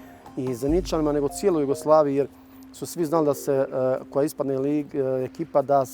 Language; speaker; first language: Bosnian; native; Bosnian